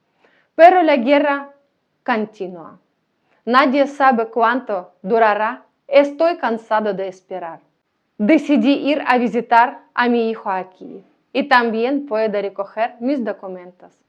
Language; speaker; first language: Spanish; non-native, learner; Ukrainian